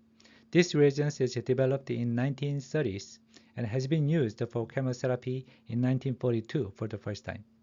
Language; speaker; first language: English; non-native, fluent; Korean